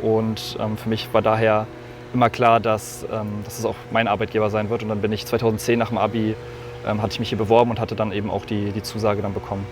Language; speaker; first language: German; native; German